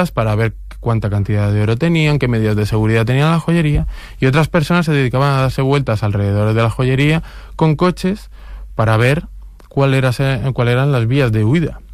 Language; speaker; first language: Spanish; native; Spanish